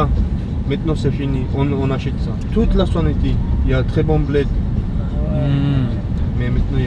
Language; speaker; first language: French; non-native, learner; Georgian